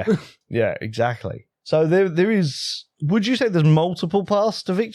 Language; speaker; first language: English; native; English